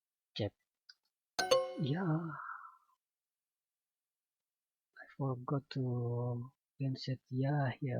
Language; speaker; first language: English; non-native, learner; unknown